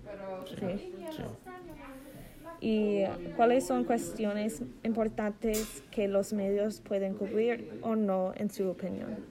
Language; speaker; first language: Spanish; non-native, learner; English